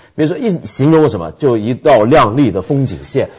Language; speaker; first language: Chinese; early bilingual, other home language; Cantonese